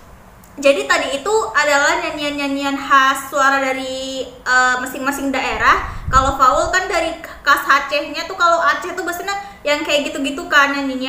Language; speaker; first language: Indonesian; native; Indonesian